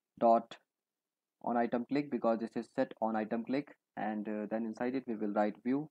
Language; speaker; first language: English; non-native, local second language; Hindi